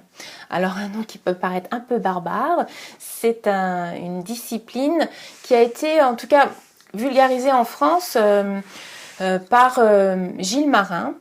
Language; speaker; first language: French; native; French